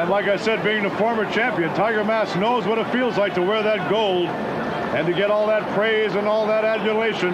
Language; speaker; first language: English; native; English